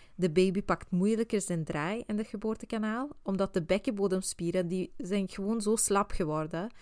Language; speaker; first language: Dutch; non-native, fluent; Swedish